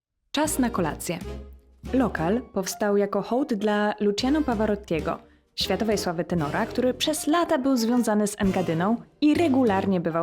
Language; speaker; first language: Polish; native; Polish